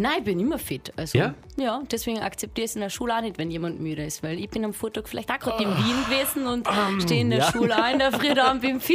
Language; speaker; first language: German; native; German